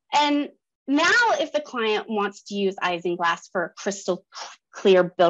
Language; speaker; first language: English; native; English